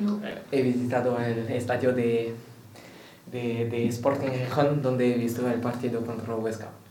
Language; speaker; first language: Spanish; non-native, learner; French